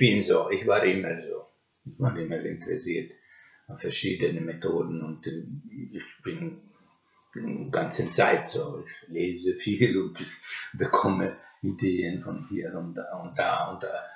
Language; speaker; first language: German; non-native, learner; Finnish